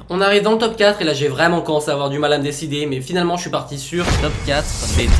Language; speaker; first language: French; native; French